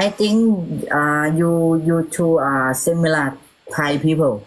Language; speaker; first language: English; non-native, learner; Thai